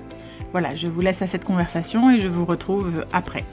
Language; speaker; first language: French; native; French